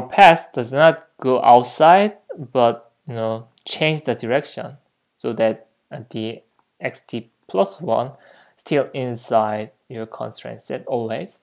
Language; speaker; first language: English; non-native, fluent; Korean